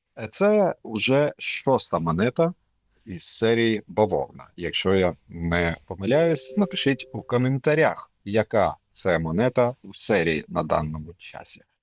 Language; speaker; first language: Ukrainian; non-native, local second language; Russian